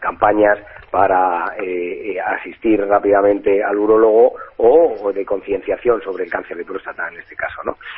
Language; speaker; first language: Spanish; native; Spanish